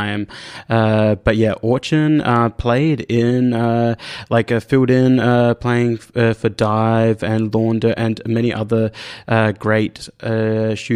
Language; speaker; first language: English; native; English